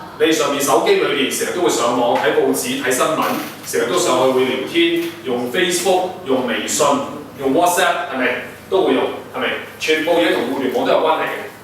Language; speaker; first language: Cantonese; early bilingual, heritage; Cantonese